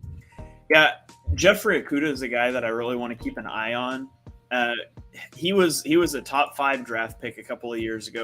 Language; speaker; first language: English; native; English